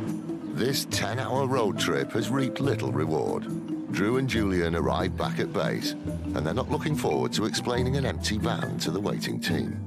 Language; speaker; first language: English; native; English